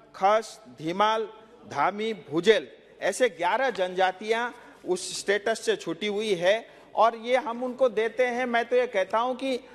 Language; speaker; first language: Hindi; non-native, local second language; Nepali